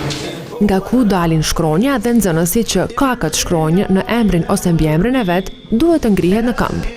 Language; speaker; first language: Albanian; native; Albanian